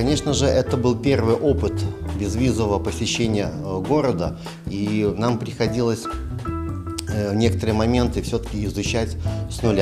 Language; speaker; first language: Russian; native; Russian